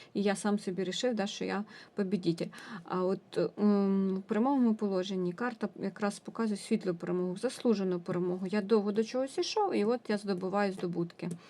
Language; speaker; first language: Ukrainian; non-native, local second language; Russian